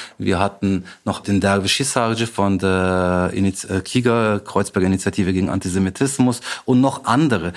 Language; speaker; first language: German; native; German